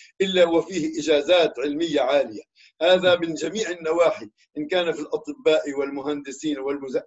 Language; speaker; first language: Arabic; native; Arabic